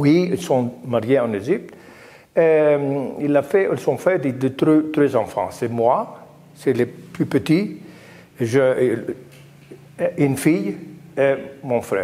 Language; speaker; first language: French; non-native, learner; Greek